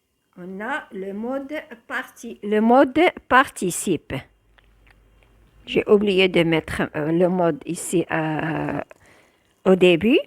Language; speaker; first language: French; non-native, local second language; Arabic